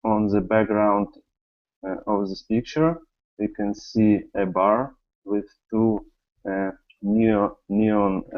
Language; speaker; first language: English; non-native, learner; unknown